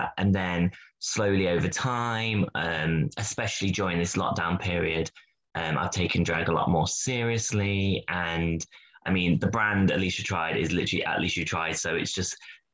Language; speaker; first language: English; native; English